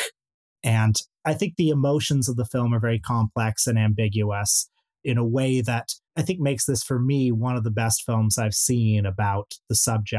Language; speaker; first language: English; native; English